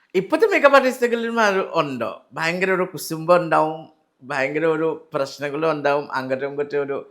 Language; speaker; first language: Malayalam; non-native, learner; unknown